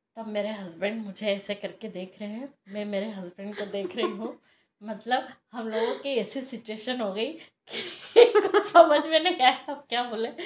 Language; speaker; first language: Hindi; native; Hindi